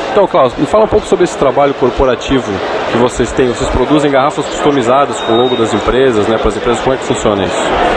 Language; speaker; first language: Portuguese; native; Portuguese